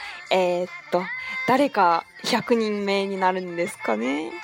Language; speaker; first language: Japanese; non-native, fluent; Chinese